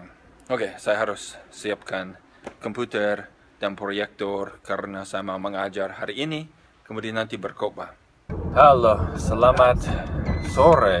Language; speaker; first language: Indonesian; non-native, fluent; English